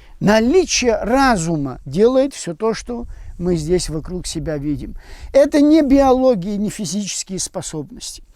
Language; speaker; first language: Russian; non-native, local second language; Abkhazian